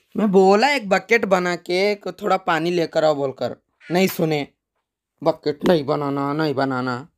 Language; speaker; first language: Hindi; non-native, local second language; Kannada